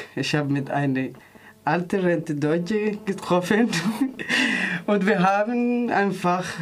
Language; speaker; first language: German; non-native, fluent; Arabic